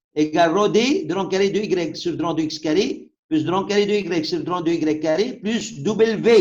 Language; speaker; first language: French; non-native, local second language; Arabic